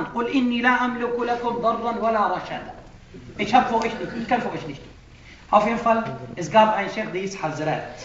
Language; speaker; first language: German; non-native, fluent; Arabic